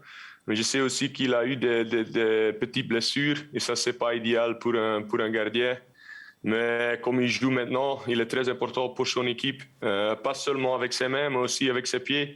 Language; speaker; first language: French; non-native, local second language; Dutch